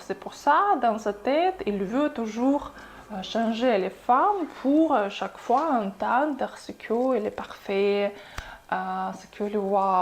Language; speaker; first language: French; non-native, fluent; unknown